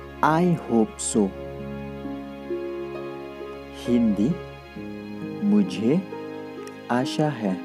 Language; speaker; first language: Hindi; non-native, local second language; Khasi